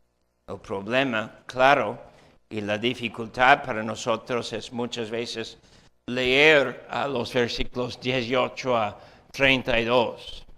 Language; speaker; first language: Spanish; non-native, fluent; English